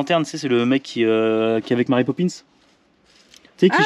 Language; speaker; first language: French; native; French